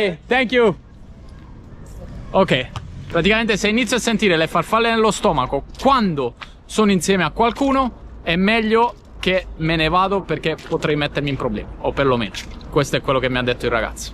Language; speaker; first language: Italian; native; Italian